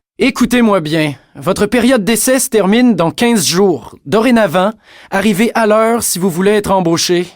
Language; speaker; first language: French; native; French